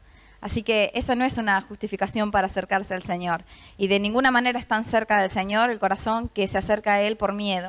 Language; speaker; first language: Spanish; native; Spanish